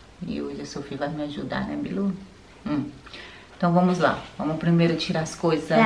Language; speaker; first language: Portuguese; native; Portuguese